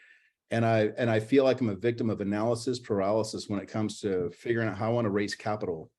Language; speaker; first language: English; native; English